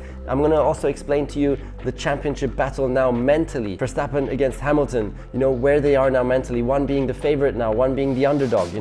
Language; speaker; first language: English; non-native, fluent; German